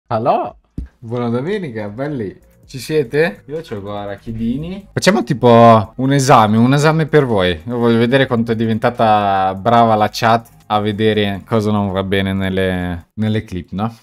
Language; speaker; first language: Italian; native; Italian